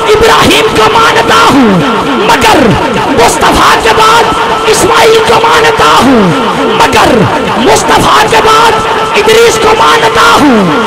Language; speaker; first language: Urdu; non-native, local second language; Punjabi